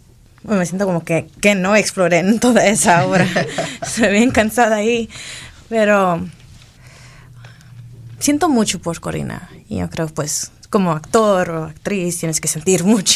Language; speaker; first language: Spanish; early bilingual, other home language; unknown